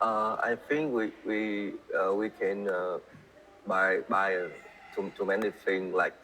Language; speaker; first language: English; non-native, learner; Vietnamese